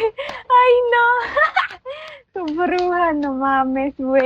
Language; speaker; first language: Spanish; non-native, learner; Filipino